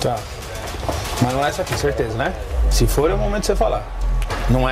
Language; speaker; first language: Portuguese; native; Portuguese